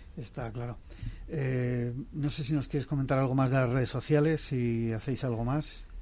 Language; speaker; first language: Spanish; native; Spanish